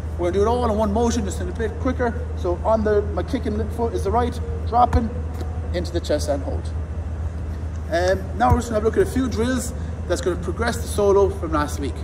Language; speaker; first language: English; native; English